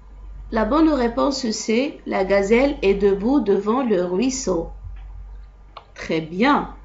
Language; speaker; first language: French; non-native, local second language; Arabic